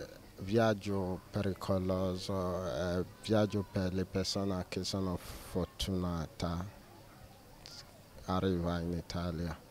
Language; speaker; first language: Italian; non-native, learner; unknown